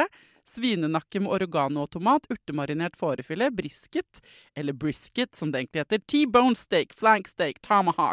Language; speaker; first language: Norwegian; native; Norwegian